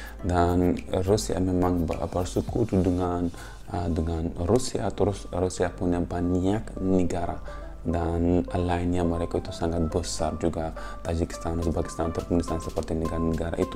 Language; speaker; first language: Indonesian; non-native, fluent; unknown